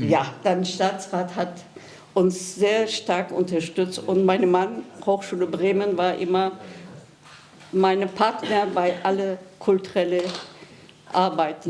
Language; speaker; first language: German; non-native, fluent; Kurdish